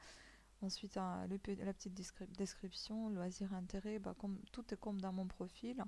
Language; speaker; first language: French; native; French